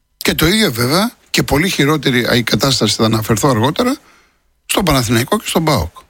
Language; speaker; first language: Greek; native; Greek